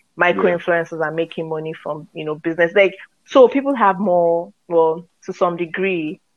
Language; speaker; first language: English; non-native, local second language; Yoruba